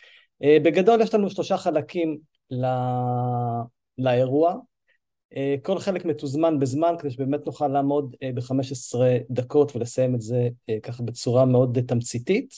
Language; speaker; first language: Hebrew; native; Hebrew